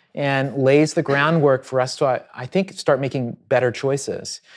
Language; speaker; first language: English; native; English